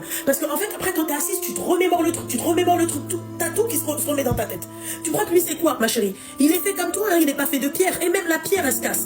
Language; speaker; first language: French; native; French